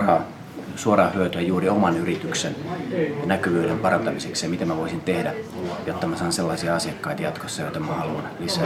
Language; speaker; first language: Finnish; native; Finnish